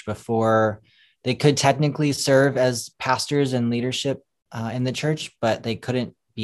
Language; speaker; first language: English; native; English